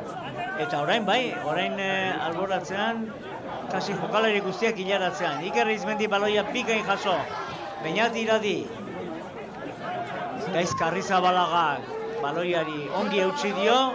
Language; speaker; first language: Basque; native; Basque